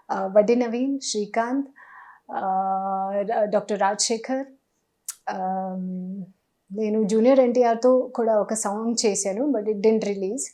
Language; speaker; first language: Telugu; non-native, local second language; Hindi